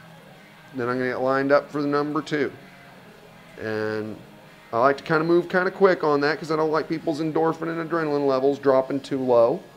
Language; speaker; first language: English; native; English